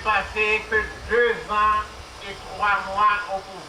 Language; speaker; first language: French; non-native, local second language; Haitian Creole